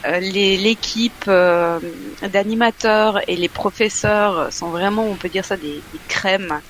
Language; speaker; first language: French; native; French